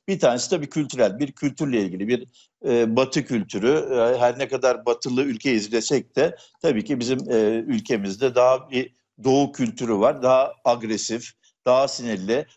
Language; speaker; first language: Turkish; native; Turkish